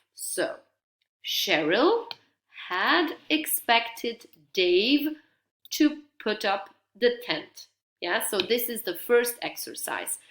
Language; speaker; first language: English; non-native, fluent; Dutch